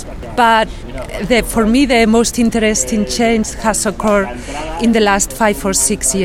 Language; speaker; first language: English; non-native, fluent; Spanish